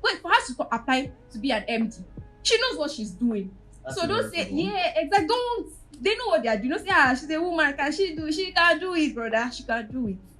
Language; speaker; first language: English; non-native, local second language; Yoruba